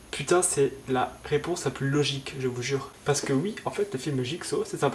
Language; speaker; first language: French; native; French